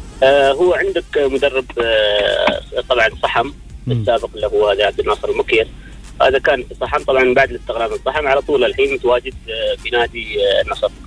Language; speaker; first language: Arabic; native; Arabic